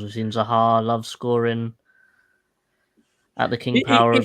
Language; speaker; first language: English; native; English